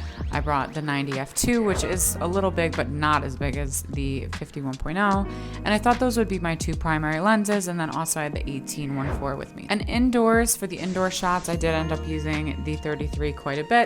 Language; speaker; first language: English; native; English